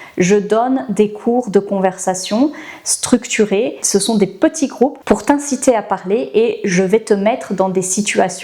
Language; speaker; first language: French; native; French